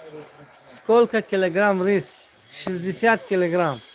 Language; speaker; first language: Russian; non-native, local second language; Tajik